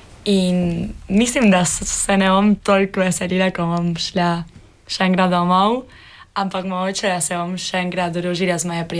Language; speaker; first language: Slovenian; early bilingual, heritage; Spanish